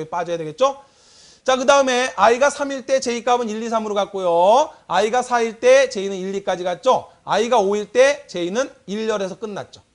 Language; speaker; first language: Korean; native; Korean